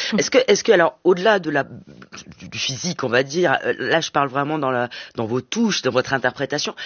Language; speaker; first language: French; native; French